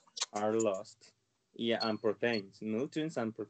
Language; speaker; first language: English; non-native, learner; Spanish